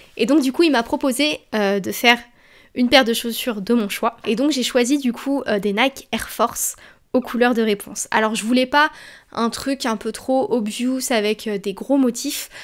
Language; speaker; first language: French; native; French